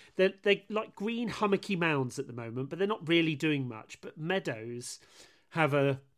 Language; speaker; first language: English; native; English